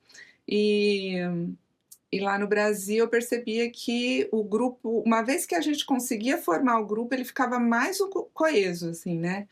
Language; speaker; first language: Portuguese; native; Portuguese